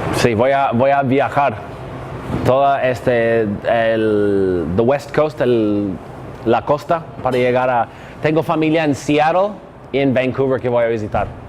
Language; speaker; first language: Spanish; non-native, fluent; English